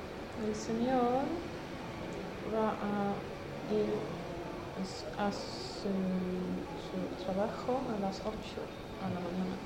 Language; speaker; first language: Spanish; non-native, learner; Swedish